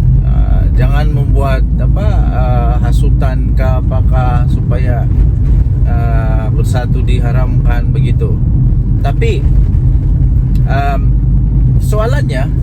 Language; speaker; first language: Malay; native; Malay